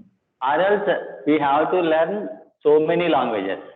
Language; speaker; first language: English; non-native, local second language; Telugu